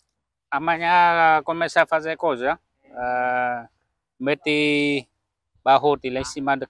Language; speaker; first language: Portuguese; non-native, learner; Vietnamese